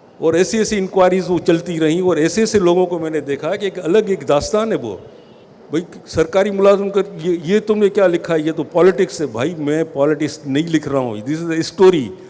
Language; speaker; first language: Urdu; non-native, local second language; Sindhi